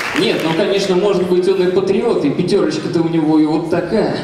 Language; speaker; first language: Russian; native; Russian